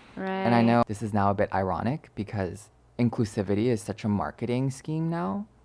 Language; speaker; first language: English; early bilingual, other home language; Chinese